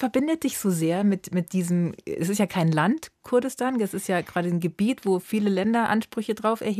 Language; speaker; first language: German; native; German